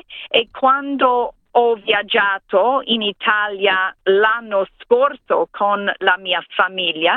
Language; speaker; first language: Italian; non-native, fluent; English